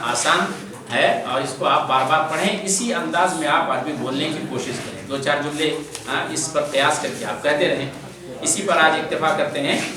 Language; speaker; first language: Urdu; native; Urdu